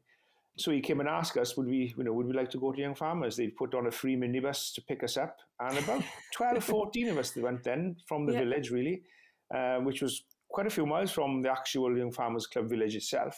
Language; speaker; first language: English; non-native, local second language; Welsh